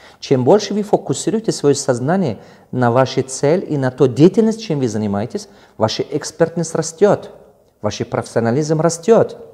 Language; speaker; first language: Russian; non-native, local second language; Tajik